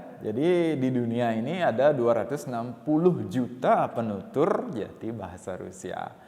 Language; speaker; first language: Indonesian; non-native, local second language; Balinese